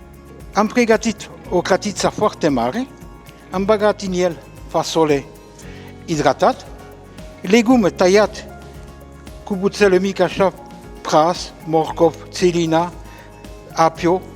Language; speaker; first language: Romanian; non-native, fluent; French